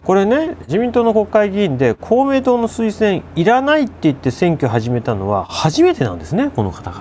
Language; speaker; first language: Japanese; native; Japanese